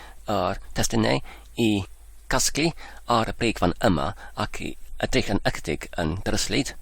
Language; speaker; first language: Welsh; non-native, learner; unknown